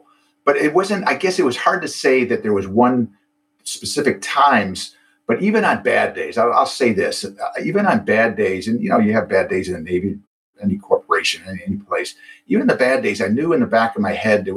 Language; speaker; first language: English; native; English